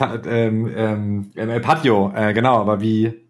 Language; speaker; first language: German; native; German